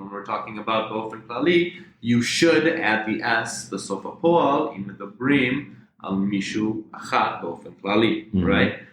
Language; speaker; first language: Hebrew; non-native, fluent; English